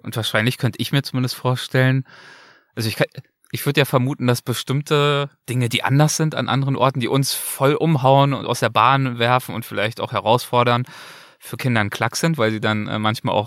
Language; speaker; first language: German; native; German